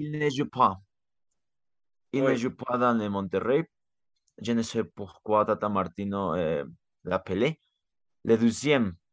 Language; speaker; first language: French; non-native, learner; Spanish